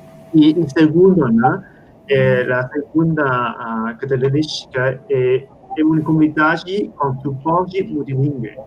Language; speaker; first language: Portuguese; non-native, fluent; Spanish